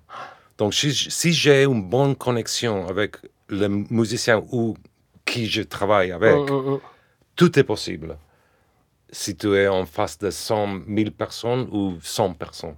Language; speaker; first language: French; non-native, fluent; English